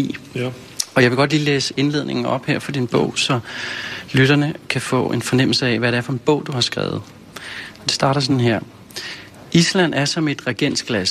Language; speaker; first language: Danish; native; Danish